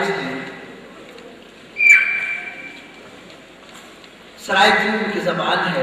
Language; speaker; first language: Urdu; non-native, local second language; Khowar